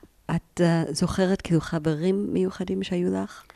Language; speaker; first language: Hebrew; native; Hebrew